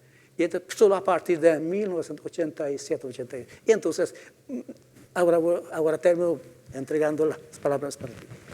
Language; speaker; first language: Spanish; non-native, fluent; Hungarian